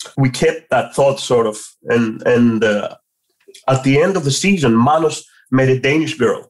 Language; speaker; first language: English; non-native, fluent; Greek